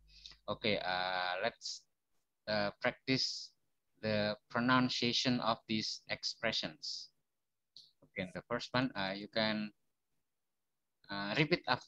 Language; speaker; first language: English; non-native, fluent; Indonesian